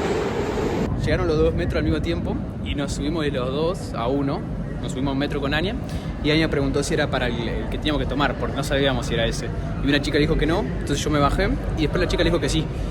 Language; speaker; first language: Spanish; native; Spanish